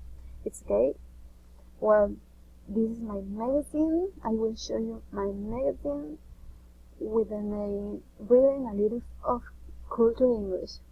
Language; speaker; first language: English; non-native, learner; Spanish